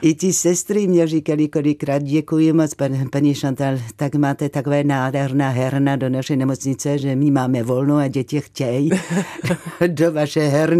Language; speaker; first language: Czech; non-native, fluent; French